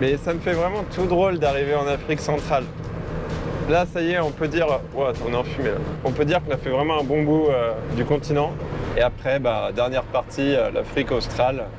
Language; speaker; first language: French; native; French